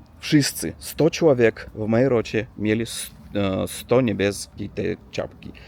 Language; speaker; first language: Polish; non-native, learner; Russian